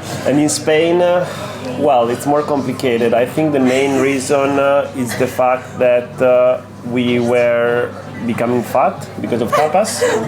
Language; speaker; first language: English; non-native, fluent; Italian